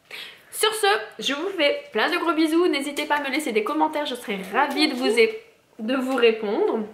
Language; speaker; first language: French; native; French